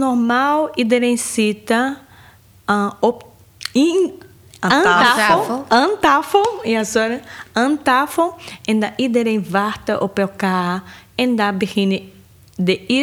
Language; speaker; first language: Dutch; non-native, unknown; Portuguese